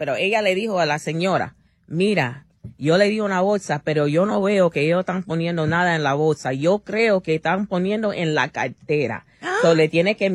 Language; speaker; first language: Spanish; early bilingual, heritage; Spanish